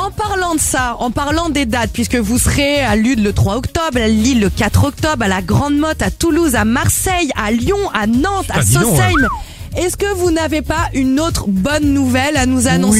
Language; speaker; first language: French; native; French